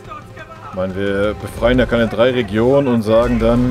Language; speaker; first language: German; native; German